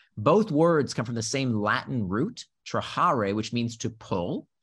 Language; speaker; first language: English; early bilingual, other home language; Hebrew